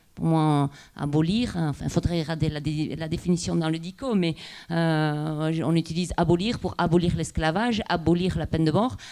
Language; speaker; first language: French; non-native, local second language; Basque